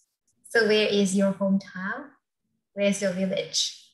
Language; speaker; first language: English; non-native, fluent; Vietnamese